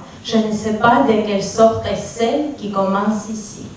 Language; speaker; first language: French; non-native, fluent; Georgian